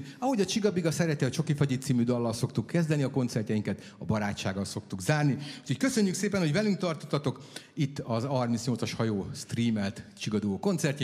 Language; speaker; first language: Hungarian; native; Hungarian